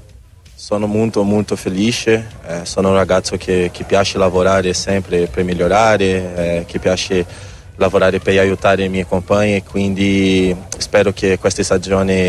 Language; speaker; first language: Italian; non-native, learner; Portuguese